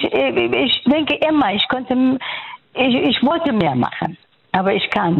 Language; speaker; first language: German; non-native, fluent; Persian